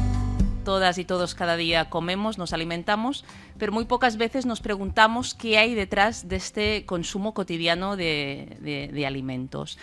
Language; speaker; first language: Spanish; non-native, local second language; Catalan